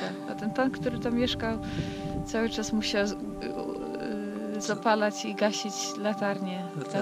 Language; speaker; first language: Polish; non-native, fluent; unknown